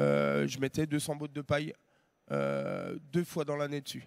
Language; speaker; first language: French; native; French